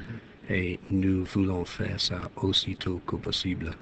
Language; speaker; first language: French; non-native, fluent; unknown